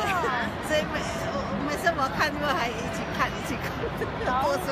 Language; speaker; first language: Chinese; non-native, learner; Indonesian